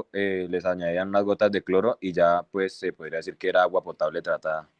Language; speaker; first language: Spanish; native; Spanish